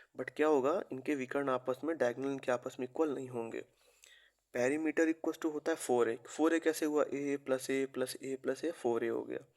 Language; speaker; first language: Hindi; native; Hindi